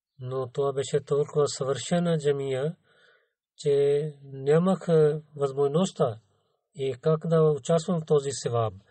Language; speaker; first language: Bulgarian; non-native, fluent; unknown